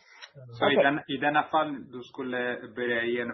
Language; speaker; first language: Swedish; non-native, learner; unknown